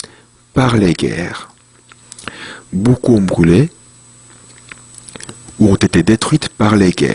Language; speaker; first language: French; non-native, fluent; Korean